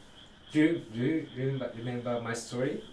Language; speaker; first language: English; non-native, learner; Japanese